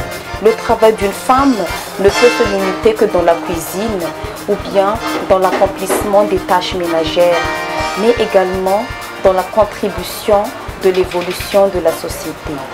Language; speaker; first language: French; non-native, local second language; Malagasy